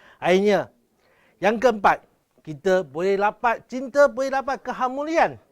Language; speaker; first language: Malay; non-native, local second language; Chinese